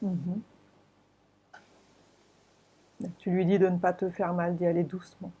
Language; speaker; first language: French; native; French